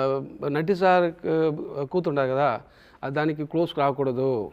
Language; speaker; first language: Telugu; non-native, local second language; Tamil